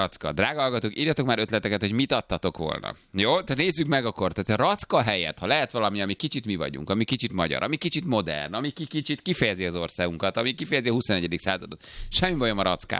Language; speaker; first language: Hungarian; native; Hungarian